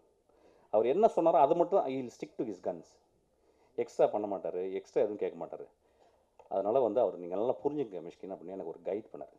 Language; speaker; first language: Tamil; native; Tamil